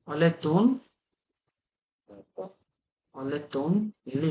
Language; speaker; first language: Italian; non-native, fluent; Bangla